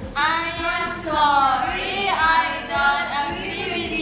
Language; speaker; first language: English; non-native, learner; Indonesian